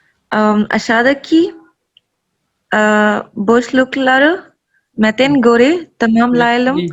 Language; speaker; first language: Turkish; non-native, learner; Urdu